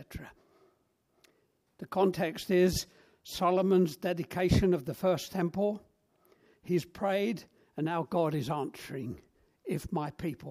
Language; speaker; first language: English; native; English